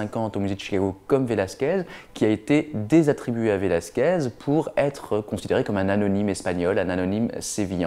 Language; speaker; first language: French; native; French